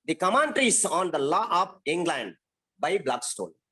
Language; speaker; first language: English; non-native, local second language; Tamil